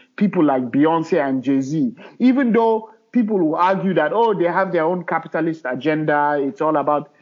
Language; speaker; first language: English; non-native, local second language; Hausa